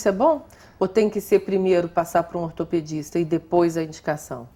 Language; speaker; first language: Portuguese; native; Portuguese